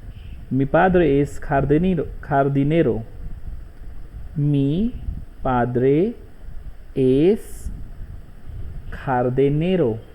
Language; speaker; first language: Spanish; non-native, learner; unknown